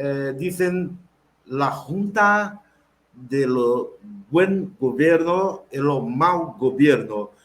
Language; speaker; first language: Spanish; non-native, learner; Portuguese